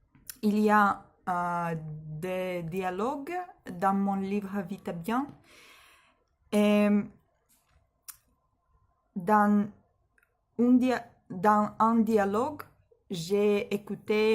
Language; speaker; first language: French; non-native, learner; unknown